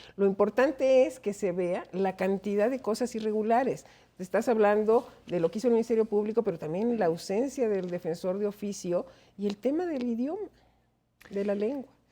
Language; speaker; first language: Spanish; native; Spanish